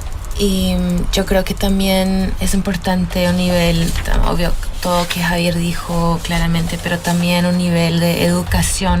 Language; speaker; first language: Spanish; early bilingual, heritage; Spanish